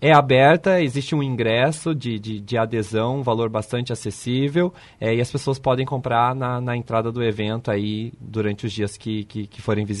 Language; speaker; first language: Portuguese; native; Portuguese